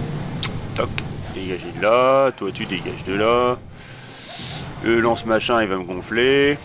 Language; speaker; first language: French; native; French